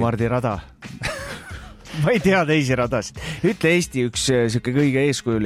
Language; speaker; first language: Estonian; native; Estonian